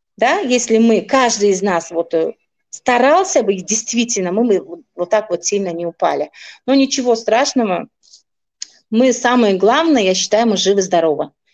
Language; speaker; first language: Russian; non-native, local second language; Tajik